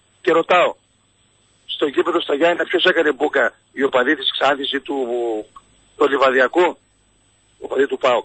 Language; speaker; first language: Greek; native; Greek